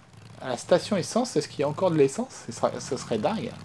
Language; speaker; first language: French; native; French